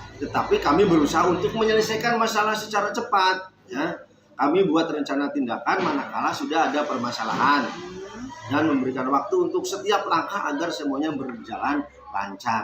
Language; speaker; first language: Indonesian; native; Indonesian